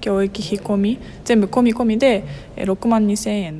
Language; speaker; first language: Japanese; non-native, fluent; Russian